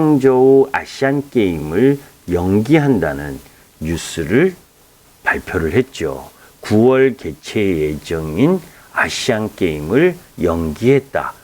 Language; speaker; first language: Korean; native; Korean